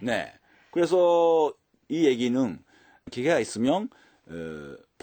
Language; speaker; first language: Korean; early bilingual, heritage; Japanese